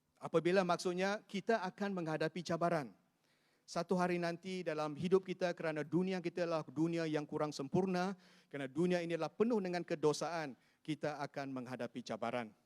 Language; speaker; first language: Malay; non-native, local second language; Chinese